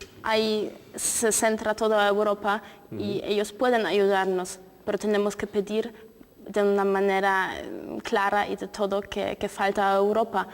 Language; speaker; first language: Spanish; non-native, fluent; Polish